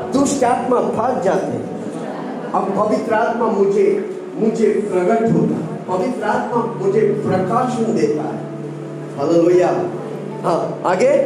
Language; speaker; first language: Hindi; non-native, local second language; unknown